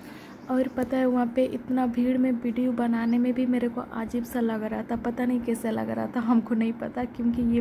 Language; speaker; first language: Hindi; non-native, local second language; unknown